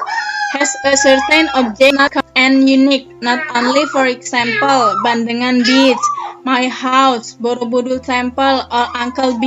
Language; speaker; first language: English; non-native, learner; Indonesian